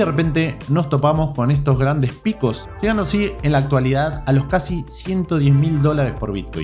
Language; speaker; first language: Spanish; native; Spanish